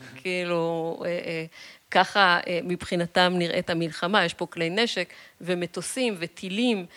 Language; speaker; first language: Hebrew; early bilingual, other home language; Russian